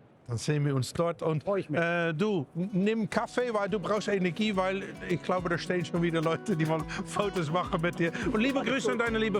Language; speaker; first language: German; native; German